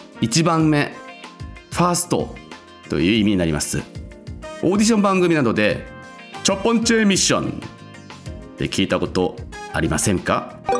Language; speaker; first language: Japanese; non-native, local second language; Korean